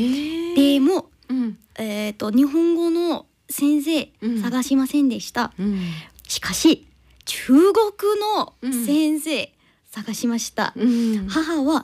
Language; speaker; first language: Japanese; non-native, learner; English